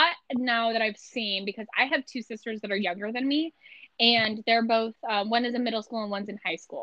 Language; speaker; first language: English; native; English